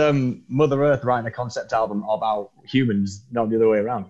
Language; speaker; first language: English; native; English